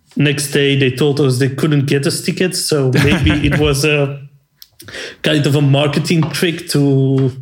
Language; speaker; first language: English; non-native, fluent; Dutch